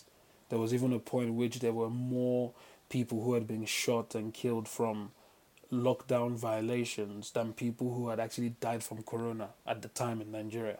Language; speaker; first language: English; non-native, local second language; Yoruba